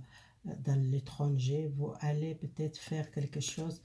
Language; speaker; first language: French; non-native, fluent; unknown